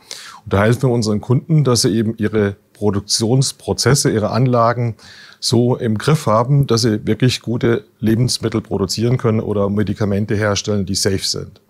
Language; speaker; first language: German; native; German